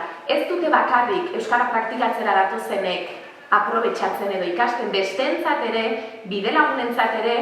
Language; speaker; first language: Basque; native; Basque